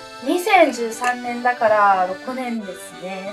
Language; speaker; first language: Japanese; non-native, fluent; Italian